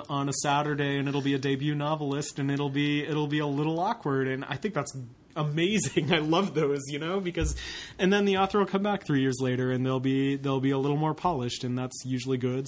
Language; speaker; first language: English; native; English